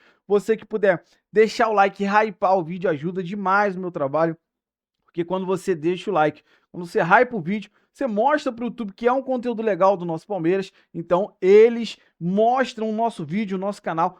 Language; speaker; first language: Portuguese; native; Portuguese